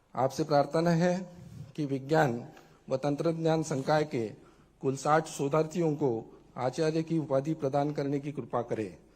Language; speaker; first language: Hindi; non-native, local second language; Marathi